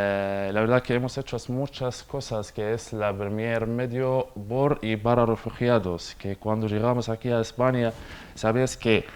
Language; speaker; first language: Spanish; non-native, learner; Arabic